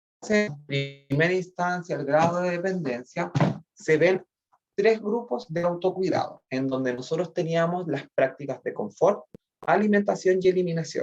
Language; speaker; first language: Spanish; native; Spanish